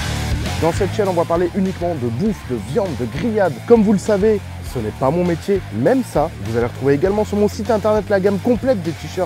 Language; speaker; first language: French; native; French